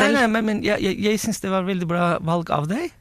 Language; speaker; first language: Norwegian; non-native, fluent; Turkish